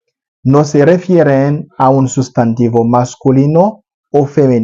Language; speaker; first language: Spanish; non-native, learner; Haitian Creole